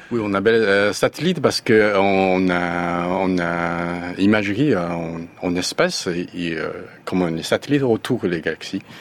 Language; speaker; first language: French; non-native, learner; Chinese